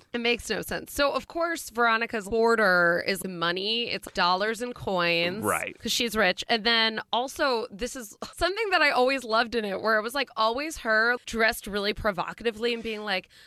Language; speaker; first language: English; native; English